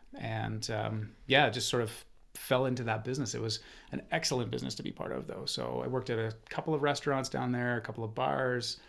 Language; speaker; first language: English; native; English